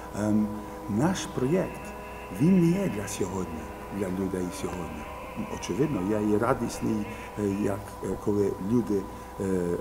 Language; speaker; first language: Ukrainian; early bilingual, heritage; English